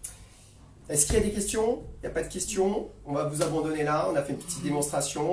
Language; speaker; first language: French; native; French